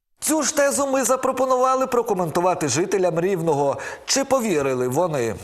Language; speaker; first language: Ukrainian; native; Ukrainian